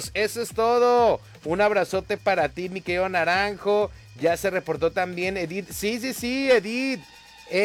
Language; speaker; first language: Spanish; native; Spanish